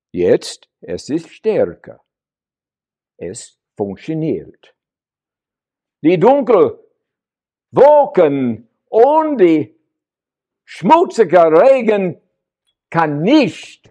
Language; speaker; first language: German; non-native, learner; English